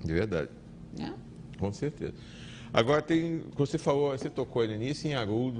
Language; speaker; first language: Portuguese; native; Portuguese